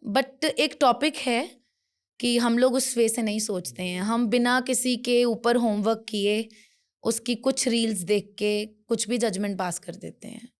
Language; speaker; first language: Hindi; non-native, local second language; Punjabi